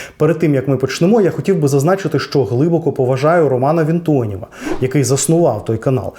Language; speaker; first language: Ukrainian; non-native, local second language; Russian